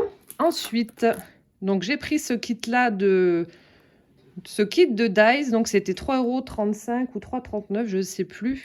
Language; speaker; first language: French; native; French